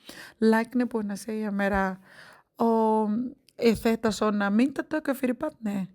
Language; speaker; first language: Icelandic; non-native, learner; Spanish